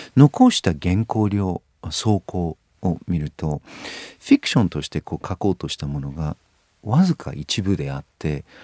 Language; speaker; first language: Japanese; non-native, fluent; English